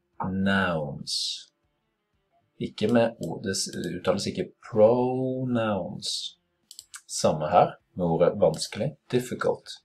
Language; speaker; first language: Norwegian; native; Norwegian